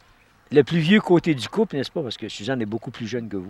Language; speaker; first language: French; native; French